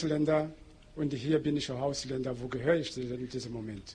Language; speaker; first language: German; non-native, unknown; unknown